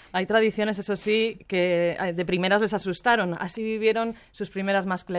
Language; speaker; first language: Spanish; native; Spanish